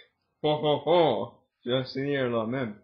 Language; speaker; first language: French; non-native, learner; English